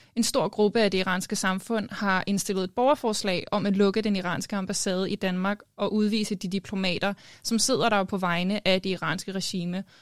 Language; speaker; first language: Danish; native; Danish